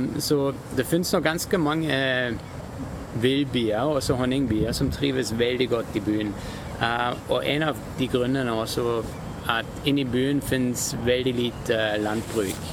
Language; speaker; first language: Norwegian; non-native, fluent; German